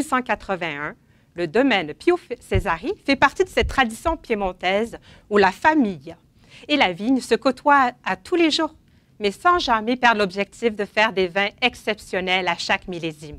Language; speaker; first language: French; native; French